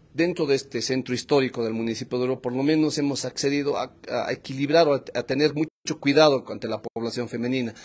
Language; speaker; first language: Spanish; native; Spanish